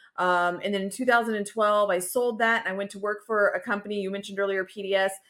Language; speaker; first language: English; native; English